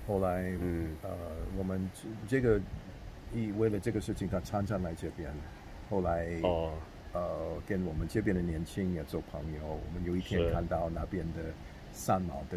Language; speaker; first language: Chinese; non-native, fluent; English